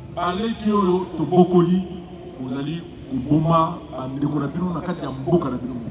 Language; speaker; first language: Lingala; native; Lingala